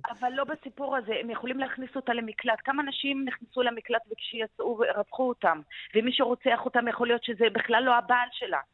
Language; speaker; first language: Hebrew; non-native, local second language; Arabic